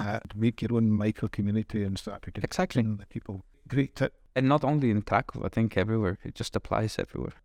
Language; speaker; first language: English; non-native, fluent; Spanish